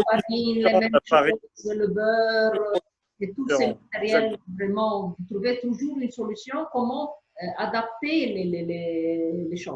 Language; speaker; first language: French; non-native, fluent; Arabic